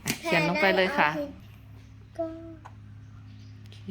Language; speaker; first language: Thai; native; Thai